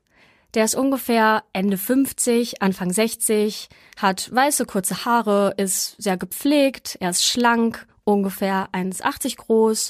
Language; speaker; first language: German; native; German